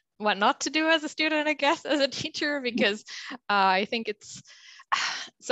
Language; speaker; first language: English; non-native, fluent; German